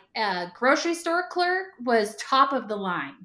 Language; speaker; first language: English; native; English